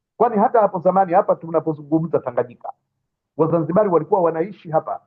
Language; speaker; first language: Swahili; native; Swahili